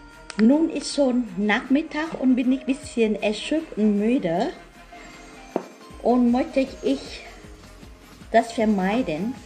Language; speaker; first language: German; non-native, learner; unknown